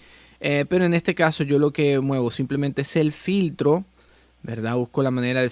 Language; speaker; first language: Spanish; native; Spanish